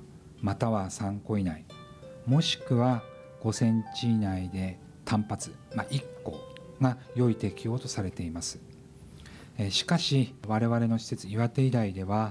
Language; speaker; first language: Japanese; native; Japanese